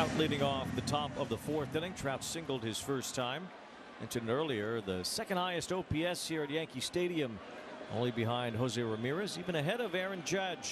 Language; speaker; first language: English; native; English